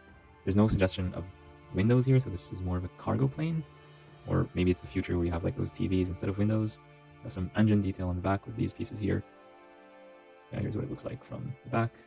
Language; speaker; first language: English; native; English